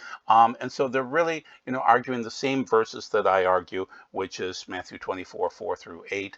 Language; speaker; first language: English; native; English